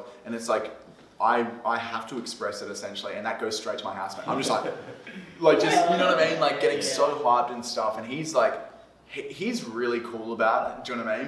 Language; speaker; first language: English; native; English